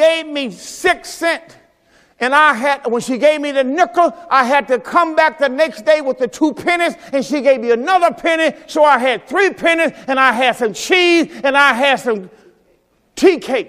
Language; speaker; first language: English; native; English